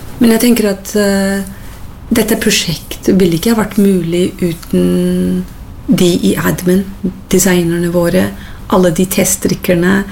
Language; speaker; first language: Norwegian; non-native, fluent; English